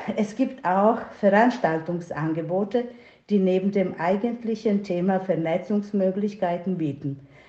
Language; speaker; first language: German; non-native, fluent; Serbian